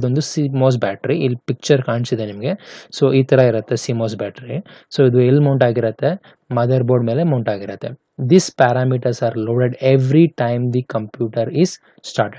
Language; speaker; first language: Kannada; native; Kannada